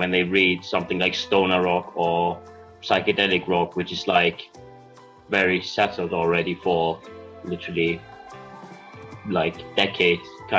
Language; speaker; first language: English; non-native, fluent; German